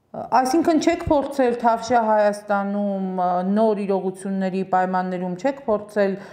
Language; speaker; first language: Armenian; native; Armenian